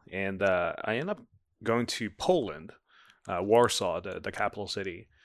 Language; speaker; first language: English; non-native, fluent; Dutch